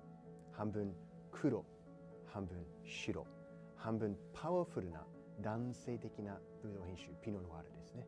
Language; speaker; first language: Japanese; non-native, fluent; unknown